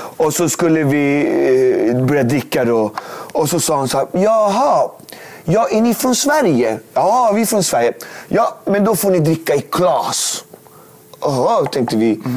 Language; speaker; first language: Swedish; native; Swedish